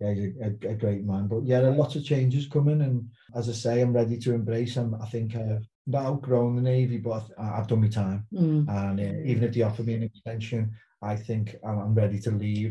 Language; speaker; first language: English; native; English